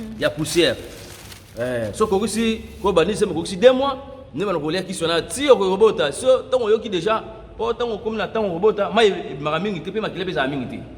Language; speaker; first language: Lingala; non-native, local second language; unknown